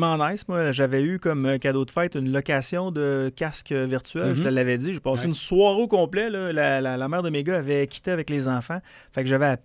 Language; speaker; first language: French; native; French